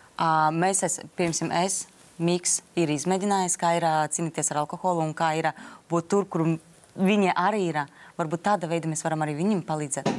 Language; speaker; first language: Latvian; non-native, local second language; Russian